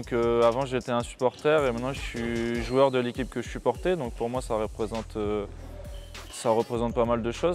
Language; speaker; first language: French; native; French